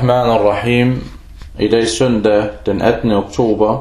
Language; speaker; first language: Danish; early bilingual, other home language; Arabic